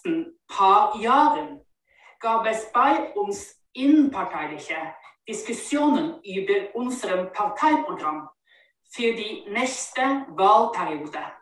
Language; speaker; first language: German; non-native, fluent; Norwegian